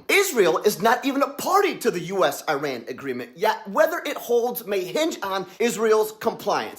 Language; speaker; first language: English; native; English